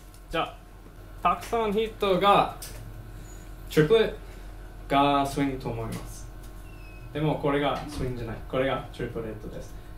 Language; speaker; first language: Japanese; non-native, learner; English